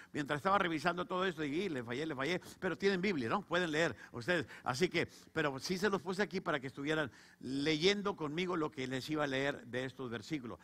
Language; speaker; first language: Spanish; native; Spanish